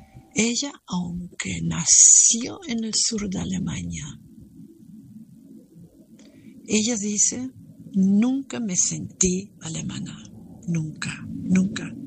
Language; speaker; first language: Spanish; non-native, learner; German